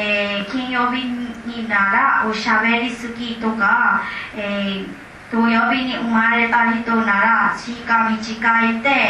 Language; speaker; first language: Japanese; non-native, learner; Burmese